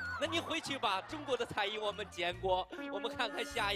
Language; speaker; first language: Chinese; native; Chinese